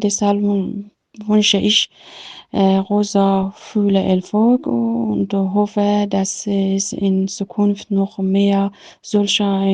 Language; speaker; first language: German; non-native, learner; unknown